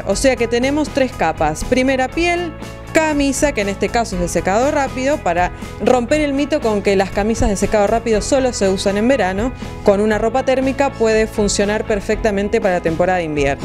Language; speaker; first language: Spanish; native; Spanish